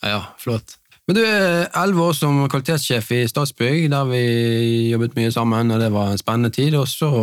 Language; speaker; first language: Norwegian; native; Norwegian